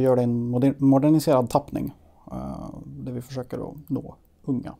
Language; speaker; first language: Swedish; native; Swedish